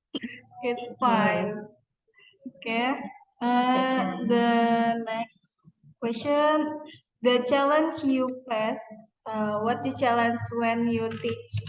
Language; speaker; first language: English; non-native, learner; Indonesian